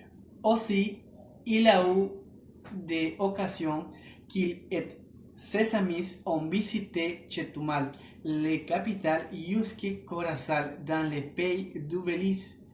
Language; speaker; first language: French; non-native, learner; Spanish